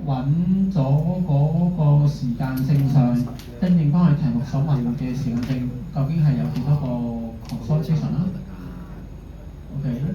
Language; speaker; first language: Cantonese; native; Cantonese